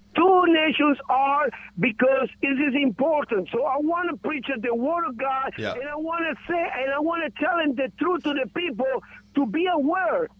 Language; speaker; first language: English; non-native, learner; Spanish